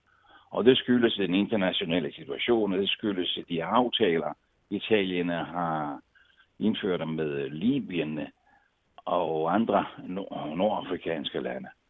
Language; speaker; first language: Danish; non-native, fluent; Italian